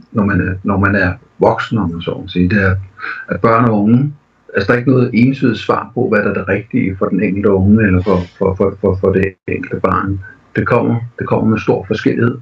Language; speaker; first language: Danish; native; Danish